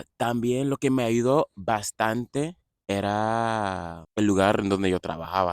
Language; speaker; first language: Spanish; non-native, fluent; English